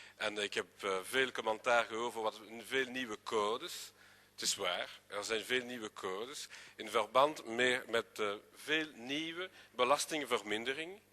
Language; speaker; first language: Dutch; non-native, local second language; French